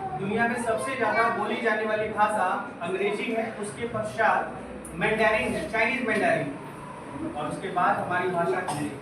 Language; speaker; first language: Hindi; native; Hindi